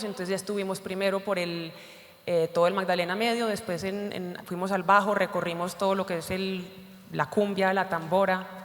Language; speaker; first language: Spanish; native; Spanish